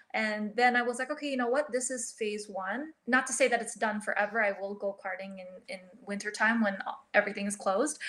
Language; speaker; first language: English; early bilingual, other home language; Filipino